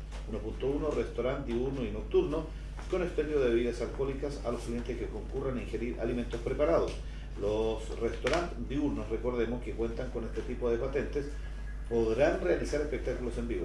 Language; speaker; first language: Spanish; native; Spanish